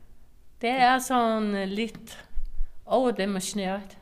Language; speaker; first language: Danish; non-native, local second language; Faroese